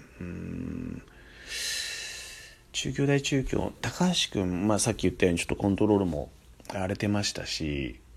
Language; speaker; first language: Japanese; native; Japanese